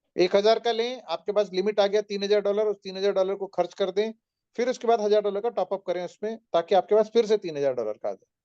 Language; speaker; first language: Hindi; non-native, local second language; Marathi